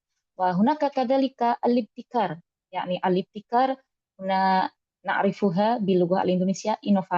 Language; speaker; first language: Arabic; non-native, learner; Indonesian